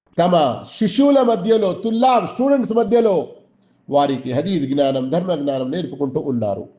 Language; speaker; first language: Telugu; non-native, local second language; Urdu